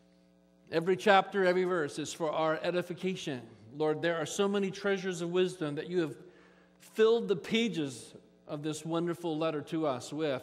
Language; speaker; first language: English; native; English